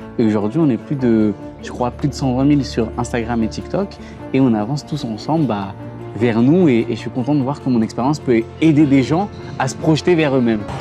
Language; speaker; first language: French; native; French